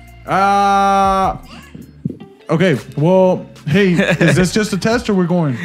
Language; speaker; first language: English; early bilingual, other home language; Spanish